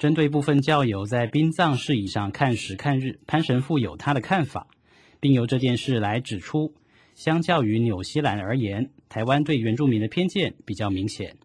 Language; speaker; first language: Chinese; native; Chinese